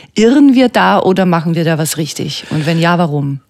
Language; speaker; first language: German; native; German